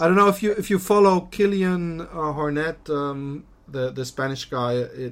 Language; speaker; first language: English; non-native, fluent; German